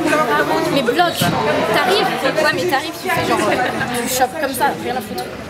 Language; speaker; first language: French; native; French